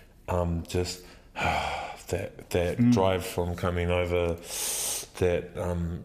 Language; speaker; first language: English; native; English